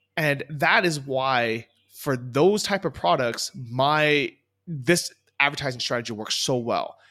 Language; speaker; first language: English; native; English